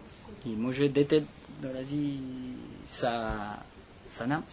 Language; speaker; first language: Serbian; non-native, learner; French